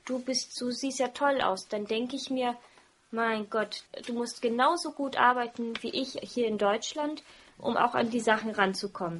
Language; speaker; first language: German; early bilingual, other home language; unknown